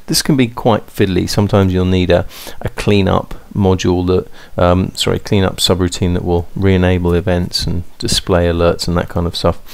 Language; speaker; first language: English; native; English